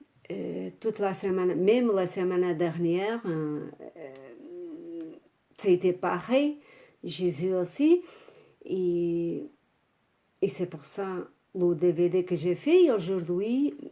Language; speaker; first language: French; non-native, fluent; Portuguese